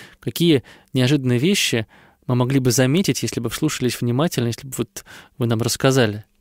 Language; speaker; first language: Russian; native; Russian